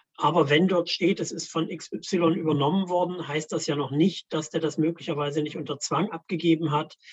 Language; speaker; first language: German; native; German